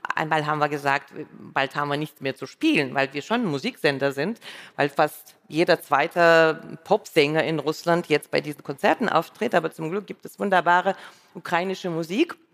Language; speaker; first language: German; non-native, fluent; Russian